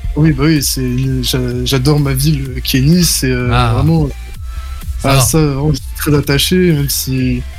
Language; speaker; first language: French; native; French